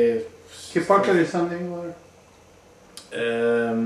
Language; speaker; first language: Spanish; non-native, learner; English